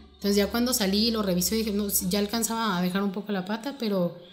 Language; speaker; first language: Spanish; native; Spanish